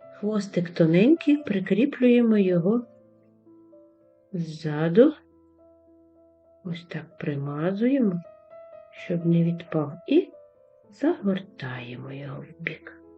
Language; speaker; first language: Ukrainian; native; Ukrainian